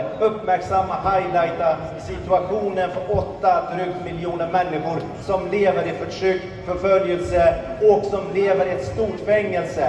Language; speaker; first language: Swedish; early bilingual, other home language; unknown